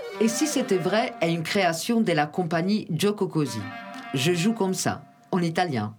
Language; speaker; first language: French; native; French